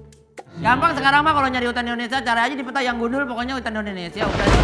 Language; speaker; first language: Indonesian; native; Indonesian